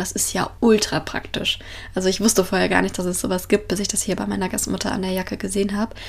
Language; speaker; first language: German; native; German